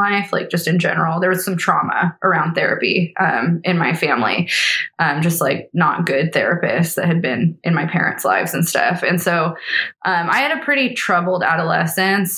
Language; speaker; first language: English; native; English